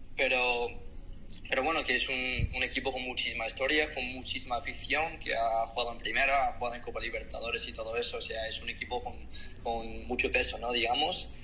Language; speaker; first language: Spanish; non-native, fluent; Korean